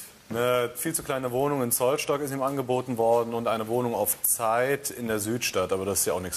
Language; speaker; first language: German; native; German